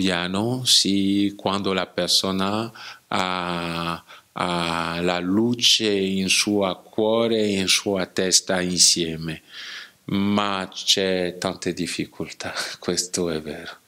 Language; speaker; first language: Italian; non-native, learner; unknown